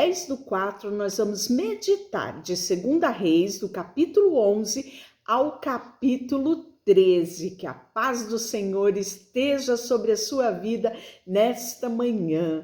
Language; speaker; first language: Portuguese; native; Portuguese